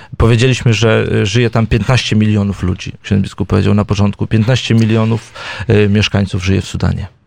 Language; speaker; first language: Polish; native; Polish